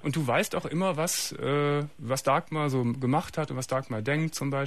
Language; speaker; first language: German; native; German